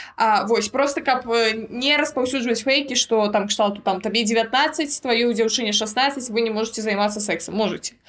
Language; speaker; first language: Belarusian; non-native, local second language; Russian